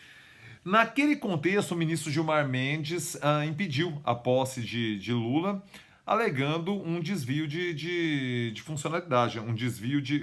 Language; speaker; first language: Portuguese; native; Portuguese